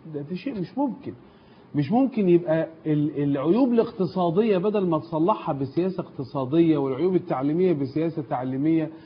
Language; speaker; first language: Arabic; native; Arabic